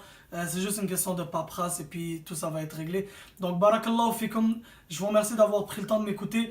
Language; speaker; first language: French; native; French